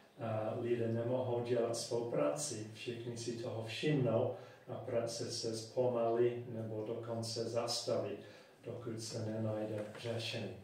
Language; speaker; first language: Czech; non-native, fluent; English